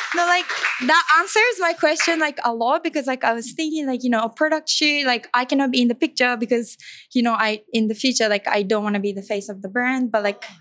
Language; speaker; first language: English; non-native, fluent; Japanese